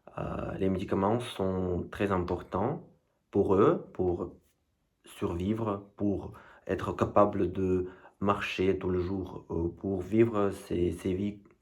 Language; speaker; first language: French; non-native, learner; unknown